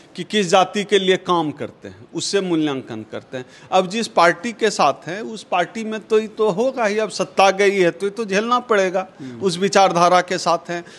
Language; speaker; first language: Hindi; native; Hindi